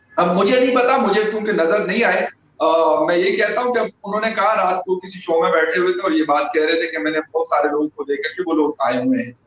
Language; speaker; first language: Urdu; non-native, local second language; Pashto